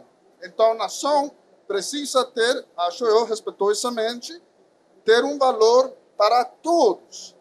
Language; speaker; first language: Portuguese; non-native, fluent; Spanish